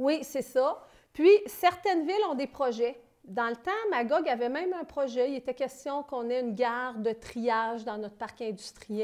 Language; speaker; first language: French; native; French